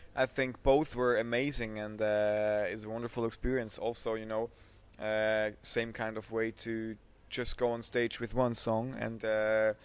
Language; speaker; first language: English; non-native, fluent; Swiss German